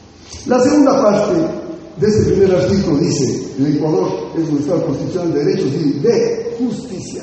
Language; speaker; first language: Spanish; native; Spanish